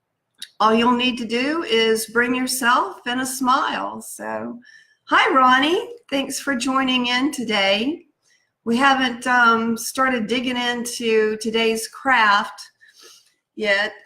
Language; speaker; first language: English; native; English